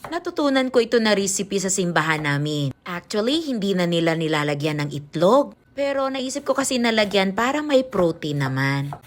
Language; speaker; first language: Filipino; non-native, local second language; Cebuano